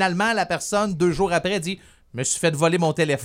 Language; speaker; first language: French; native; French